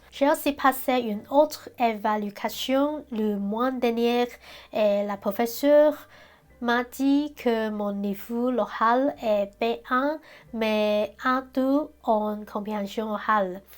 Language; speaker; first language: French; non-native, learner; Cantonese